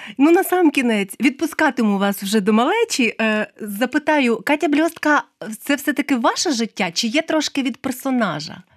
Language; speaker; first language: Ukrainian; native; Ukrainian